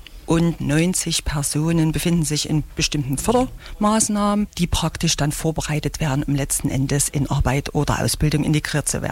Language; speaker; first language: German; native; German